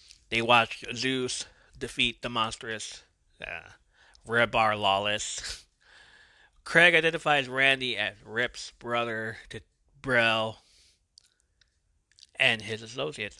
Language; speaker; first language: English; early bilingual, other home language; Spanish